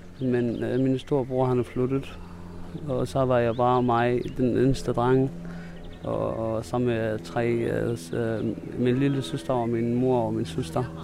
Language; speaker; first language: Danish; non-native, fluent; Arabic